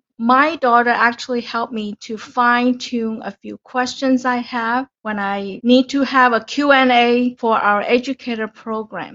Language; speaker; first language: English; non-native, fluent; Chinese